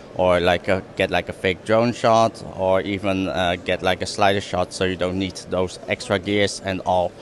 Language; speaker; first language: English; non-native, fluent; Dutch